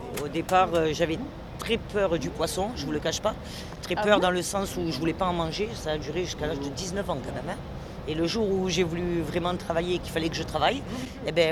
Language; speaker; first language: French; native; French